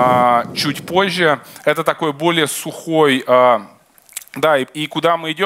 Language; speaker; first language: Russian; native; Russian